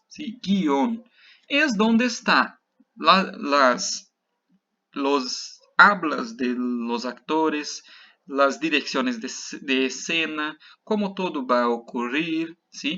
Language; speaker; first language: Spanish; non-native, fluent; Portuguese